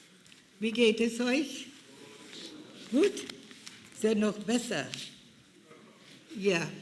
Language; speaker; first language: German; non-native, fluent; Malayalam